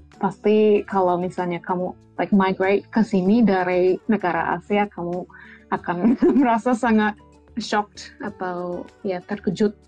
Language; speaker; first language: Indonesian; early bilingual, heritage; Indonesian